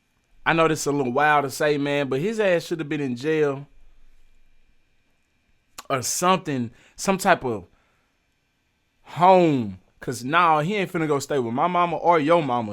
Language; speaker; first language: English; native; English